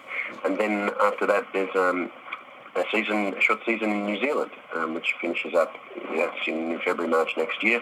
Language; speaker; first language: English; native; English